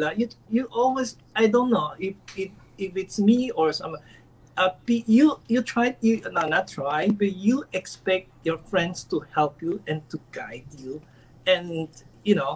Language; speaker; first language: English; non-native, local second language; Filipino